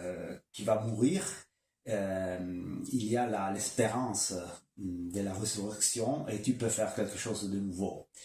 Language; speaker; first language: French; non-native, local second language; Kinyarwanda